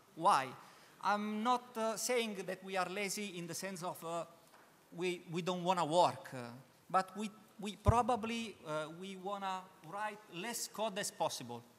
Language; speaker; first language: English; non-native, learner; Italian